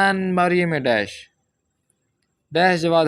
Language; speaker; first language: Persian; non-native, fluent; Urdu